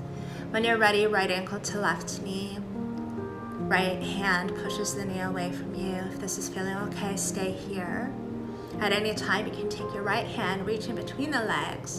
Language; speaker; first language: English; native; English